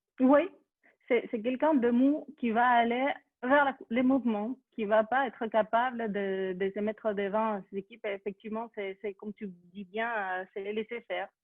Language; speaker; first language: French; non-native, fluent; Spanish